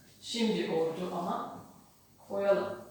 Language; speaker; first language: Turkish; non-native, learner; German